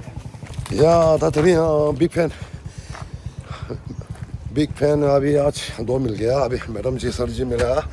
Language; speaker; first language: Hindi; non-native, local second language; Tibetan